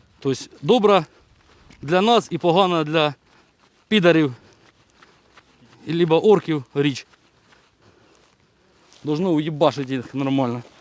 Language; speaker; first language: Ukrainian; native; Ukrainian